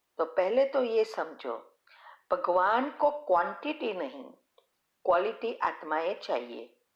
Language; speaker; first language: Hindi; native; Hindi